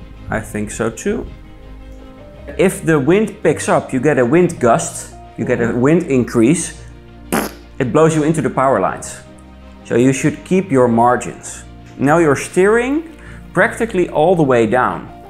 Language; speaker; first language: English; non-native, fluent; Dutch